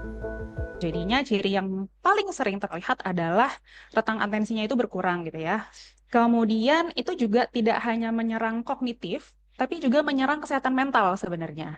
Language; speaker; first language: Indonesian; native; Indonesian